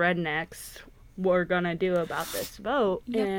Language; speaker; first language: English; native; English